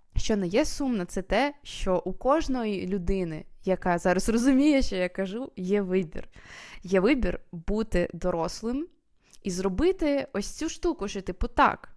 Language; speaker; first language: Ukrainian; native; Ukrainian